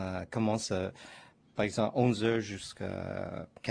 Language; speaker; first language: French; non-native, learner; Chinese